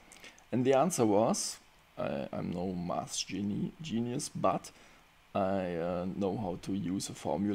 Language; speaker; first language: English; non-native, fluent; German